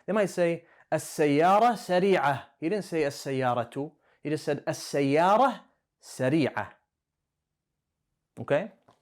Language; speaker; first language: Arabic; non-native, fluent; English